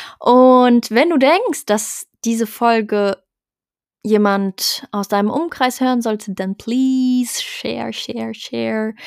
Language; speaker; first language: German; early bilingual, other home language; Riffian